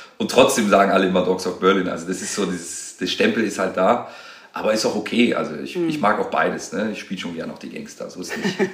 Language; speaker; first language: German; native; German